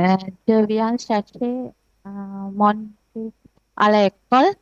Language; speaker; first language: French; non-native, learner; Sinhala